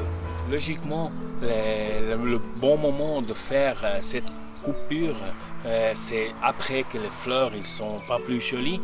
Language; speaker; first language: French; non-native, local second language; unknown